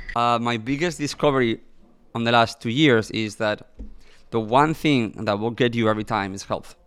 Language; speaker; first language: English; non-native, fluent; Spanish